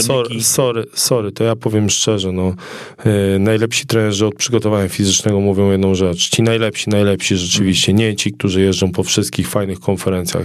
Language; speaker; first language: Polish; native; Polish